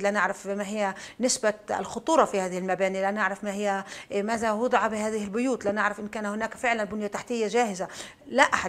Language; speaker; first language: Arabic; native; Arabic